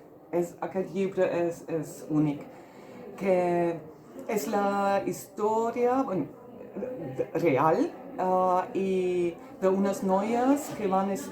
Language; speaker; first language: Catalan; non-native, fluent; German